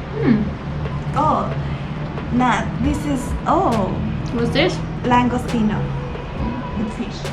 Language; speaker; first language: English; non-native, learner; Spanish